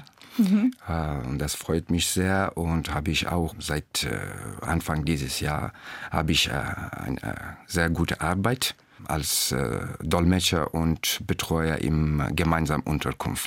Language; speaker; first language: German; non-native, learner; Persian